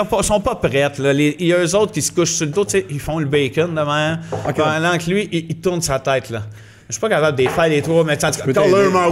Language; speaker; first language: French; native; French